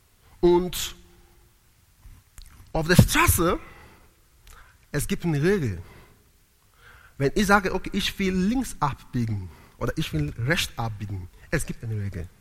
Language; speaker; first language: German; non-native, learner; Italian